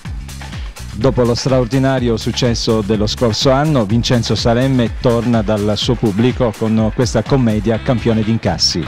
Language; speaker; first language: Italian; native; Italian